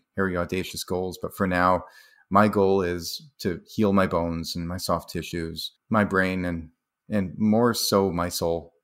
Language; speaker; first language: English; native; English